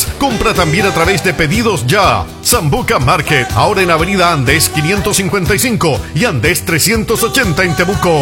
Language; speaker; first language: Spanish; native; Spanish